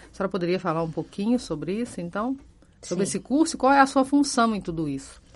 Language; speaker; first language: Portuguese; native; Portuguese